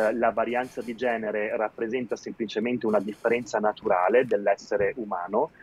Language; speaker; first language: Italian; native; Italian